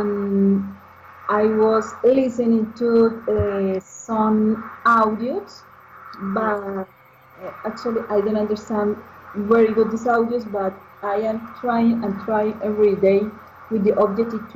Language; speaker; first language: English; non-native, learner; Spanish